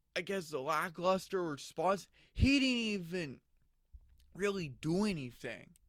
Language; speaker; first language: English; native; English